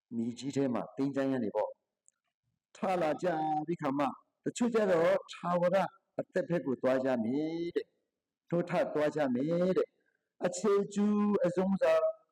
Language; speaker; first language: Burmese; non-native, local second language; Hakha Chin